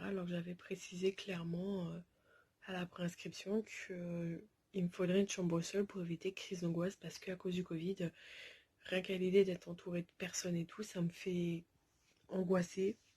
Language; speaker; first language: French; native; French